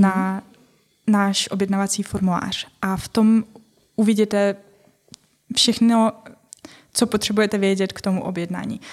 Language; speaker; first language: Czech; non-native, fluent; Ukrainian